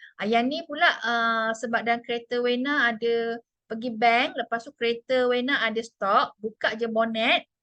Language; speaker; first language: Malay; non-native, local second language; Chinese